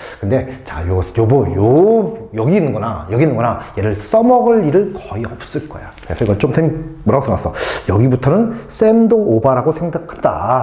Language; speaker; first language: Korean; native; Korean